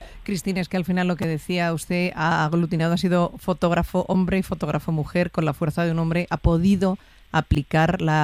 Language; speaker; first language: Spanish; native; Spanish